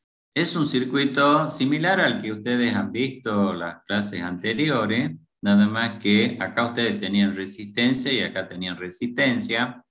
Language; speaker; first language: Spanish; native; Spanish